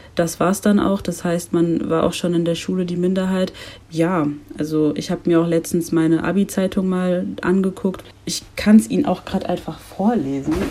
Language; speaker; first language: German; early bilingual, other home language; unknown